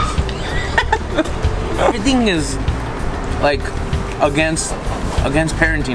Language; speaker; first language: English; early bilingual, other home language; Spanish